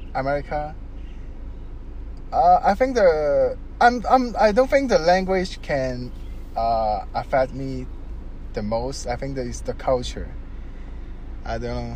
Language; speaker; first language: English; non-native, local second language; Cantonese